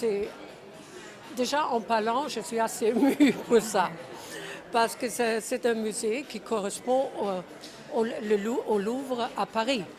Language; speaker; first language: French; non-native, fluent; Czech